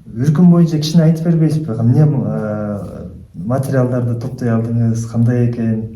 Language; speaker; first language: Kyrgyz; native; Kyrgyz